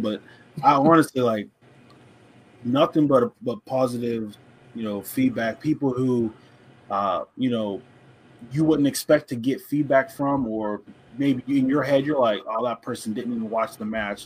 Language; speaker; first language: English; native; English